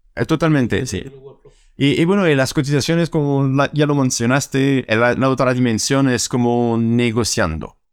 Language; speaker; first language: Spanish; non-native, fluent; French